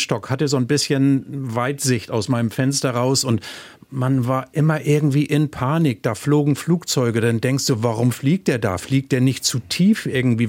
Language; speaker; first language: German; native; German